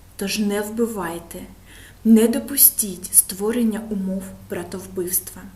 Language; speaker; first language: Ukrainian; non-native, local second language; Russian